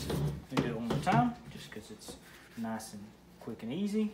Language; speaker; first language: English; native; English